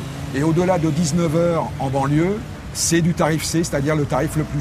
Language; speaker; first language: French; native; French